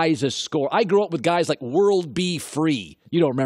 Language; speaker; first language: English; native; English